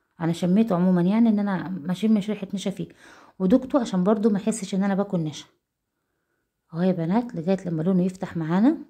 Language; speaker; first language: Arabic; native; Arabic